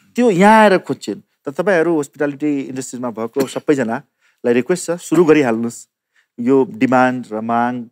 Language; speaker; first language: Nepali; non-native, local second language; Maithili